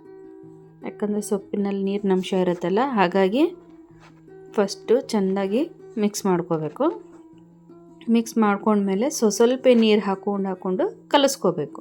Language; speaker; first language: Kannada; native; Kannada